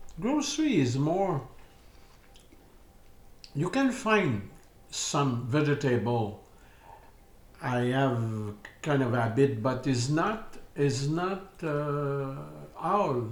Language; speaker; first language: English; non-native, learner; French